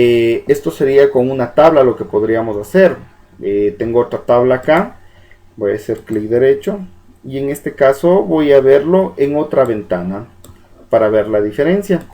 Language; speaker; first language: Spanish; native; Spanish